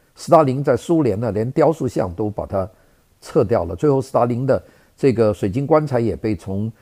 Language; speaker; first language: Chinese; native; Chinese